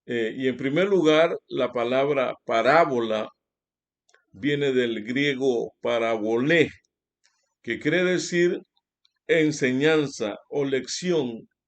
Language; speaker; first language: Spanish; native; Spanish